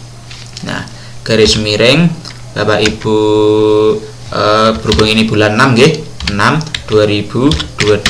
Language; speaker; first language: Indonesian; non-native, local second language; Javanese